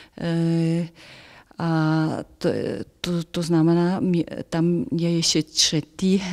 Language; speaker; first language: Czech; non-native, fluent; German